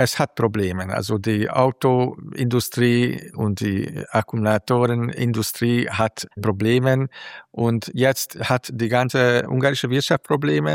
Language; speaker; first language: German; non-native, fluent; Hungarian